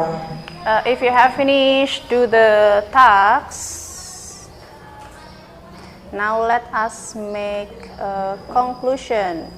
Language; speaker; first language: English; non-native, learner; Indonesian